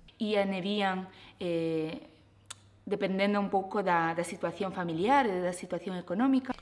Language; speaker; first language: Galician; early bilingual, other home language; Portuguese